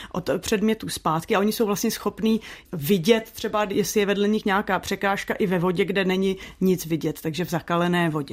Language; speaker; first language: Czech; native; Czech